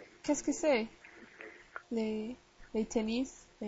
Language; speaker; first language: French; non-native, learner; English